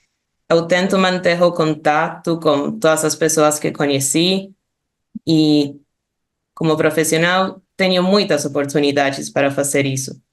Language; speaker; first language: Portuguese; non-native, fluent; Spanish